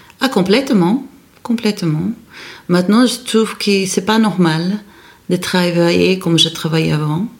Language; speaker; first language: French; non-native, fluent; Portuguese